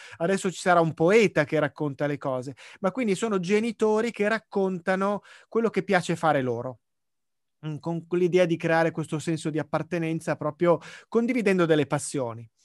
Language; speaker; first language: Italian; native; Italian